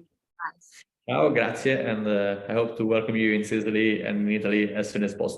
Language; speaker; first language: English; non-native, learner; Italian